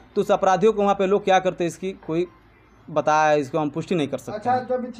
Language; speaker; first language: Hindi; native; Hindi